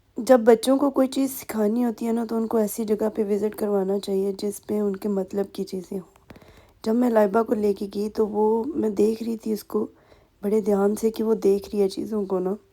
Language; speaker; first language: Urdu; non-native, local second language; Punjabi